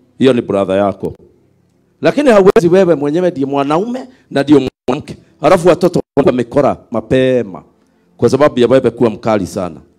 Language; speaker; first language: Swahili; non-native, local second language; Kikuyu